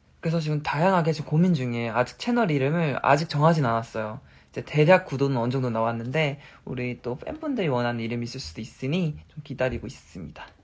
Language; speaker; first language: Korean; native; Korean